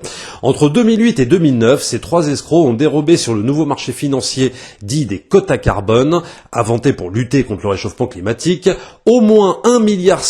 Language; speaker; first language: French; native; French